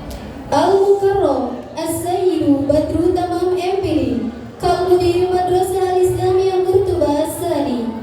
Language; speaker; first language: Arabic; non-native, learner; Indonesian